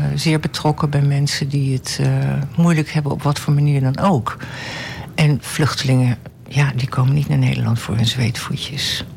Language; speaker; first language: Dutch; native; Dutch